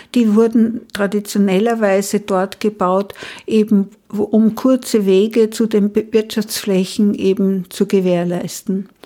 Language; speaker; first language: German; native; German